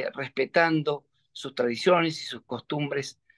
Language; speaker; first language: Spanish; native; Spanish